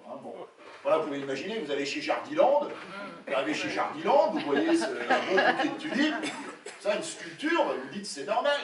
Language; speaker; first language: French; native; French